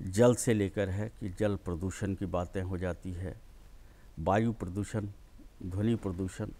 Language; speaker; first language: Hindi; native; Hindi